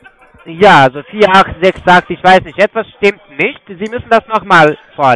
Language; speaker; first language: German; non-native, fluent; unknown